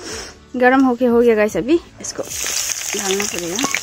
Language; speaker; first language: Hindi; non-native, local second language; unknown